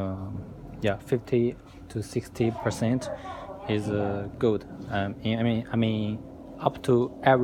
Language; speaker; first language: English; non-native, learner; Chinese